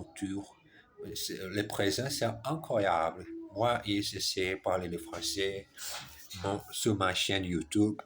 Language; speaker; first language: French; non-native, learner; German